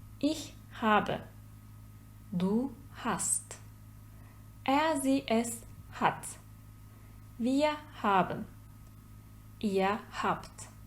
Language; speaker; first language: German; non-native, fluent; Turkish